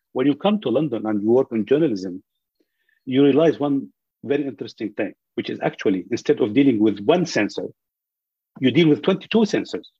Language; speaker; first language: English; non-native, fluent; Arabic